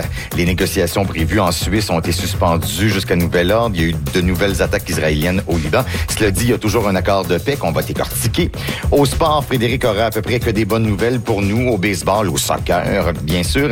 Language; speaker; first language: French; native; French